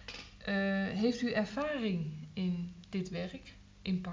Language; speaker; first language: Dutch; native; Dutch